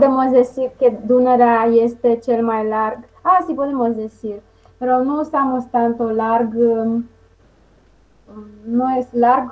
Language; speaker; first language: Spanish; non-native, fluent; Romanian